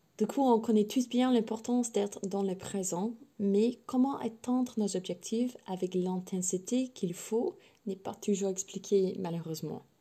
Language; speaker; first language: French; non-native, learner; English